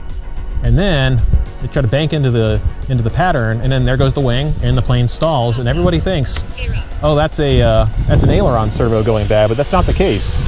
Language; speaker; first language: English; native; English